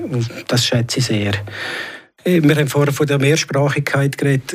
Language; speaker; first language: German; native; German